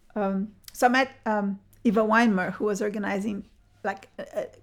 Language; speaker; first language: English; early bilingual, other home language; Spanish